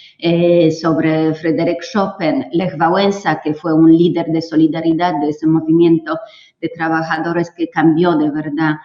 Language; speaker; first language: Spanish; non-native, fluent; Polish